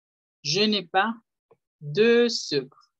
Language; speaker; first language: French; non-native, fluent; Spanish